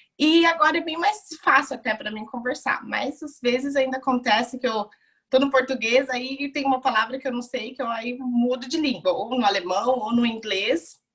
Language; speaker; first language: Portuguese; early bilingual, heritage; Portuguese